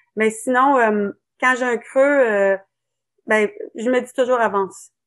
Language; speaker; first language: French; native; French